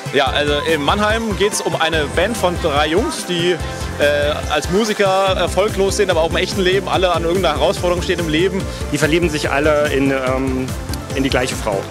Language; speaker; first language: German; native; German